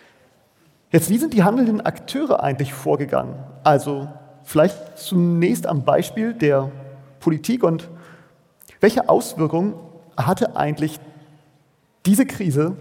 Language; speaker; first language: German; native; German